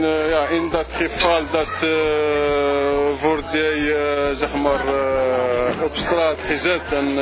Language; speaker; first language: Dutch; non-native, fluent; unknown